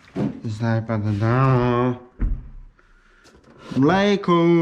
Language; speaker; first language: Slovenian; early bilingual, other home language; Polish